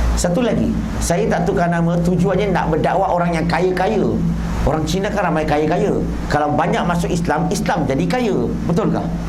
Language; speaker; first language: Malay; non-native, local second language; Chinese